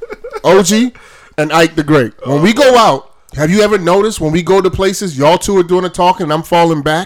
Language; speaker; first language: English; native; English